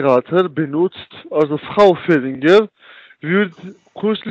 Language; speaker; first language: German; non-native, learner; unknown